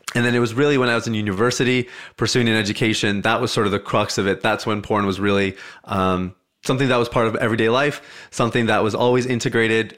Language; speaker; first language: English; early bilingual, other home language; Hindi